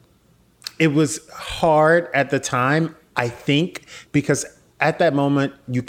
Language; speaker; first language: English; native; English